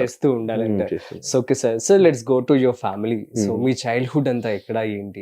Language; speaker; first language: Telugu; native; Telugu